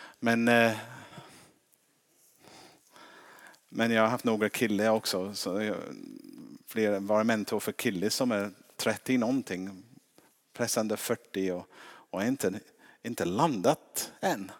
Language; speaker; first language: Swedish; non-native, fluent; English